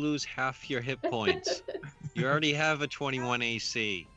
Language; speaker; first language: English; native; English